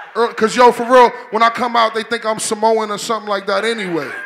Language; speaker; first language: English; native; English